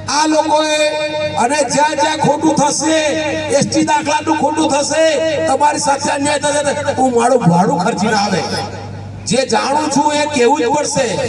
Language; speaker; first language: Gujarati; non-native, local second language; Bhili